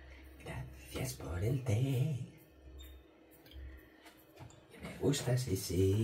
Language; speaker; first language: Spanish; early bilingual, other home language; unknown